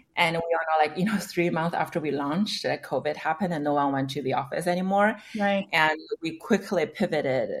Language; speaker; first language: English; non-native, fluent; Chinese